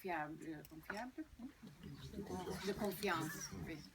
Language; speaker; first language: French; non-native, fluent; Spanish